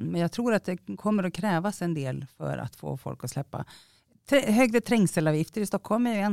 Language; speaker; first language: Swedish; native; Swedish